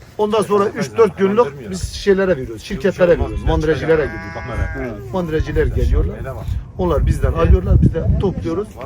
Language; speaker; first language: Turkish; native; Turkish